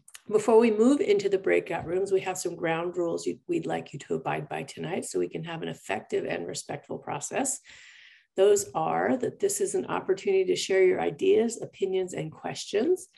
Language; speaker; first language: English; native; English